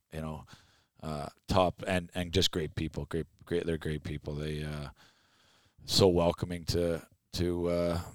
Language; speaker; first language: English; native; English